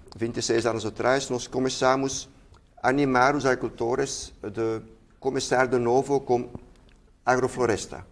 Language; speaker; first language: Portuguese; non-native, fluent; Dutch